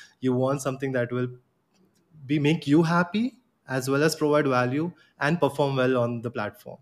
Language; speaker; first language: English; non-native, local second language; Gujarati